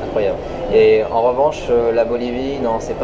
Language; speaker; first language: French; native; French